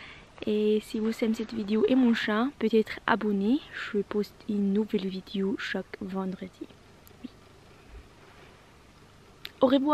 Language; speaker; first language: French; non-native, learner; Norwegian